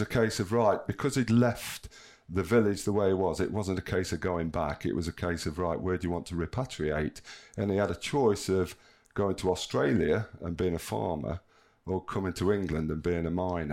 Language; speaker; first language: English; native; English